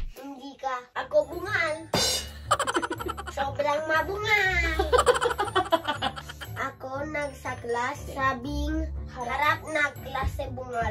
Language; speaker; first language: Filipino; early bilingual, heritage; Filipino